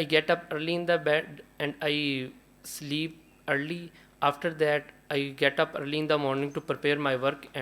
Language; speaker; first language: English; non-native, learner; Urdu